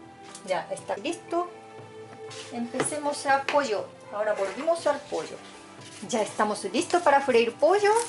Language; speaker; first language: Spanish; non-native, fluent; Japanese